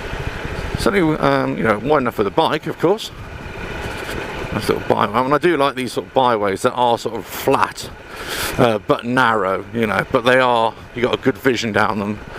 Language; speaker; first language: English; native; English